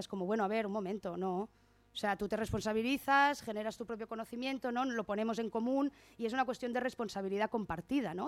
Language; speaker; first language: Spanish; native; Spanish